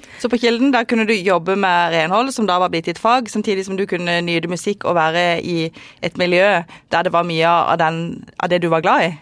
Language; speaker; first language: Norwegian; native; Norwegian